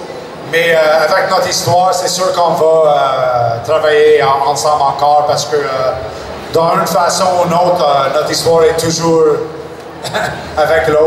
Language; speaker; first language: French; non-native, local second language; English